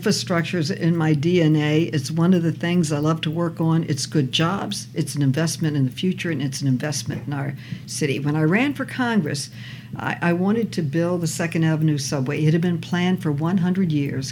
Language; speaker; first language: English; native; English